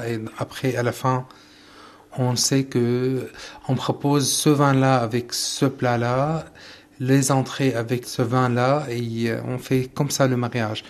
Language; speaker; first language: French; non-native, learner; Arabic